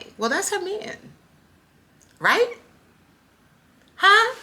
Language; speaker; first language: English; native; English